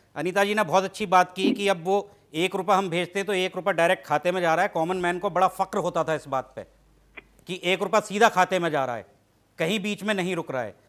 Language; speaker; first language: Hindi; native; Hindi